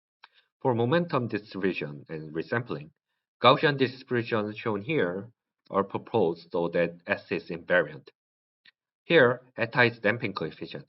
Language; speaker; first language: English; non-native, learner; Korean